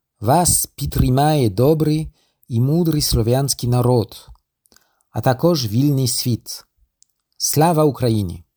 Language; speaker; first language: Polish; non-native, learner; French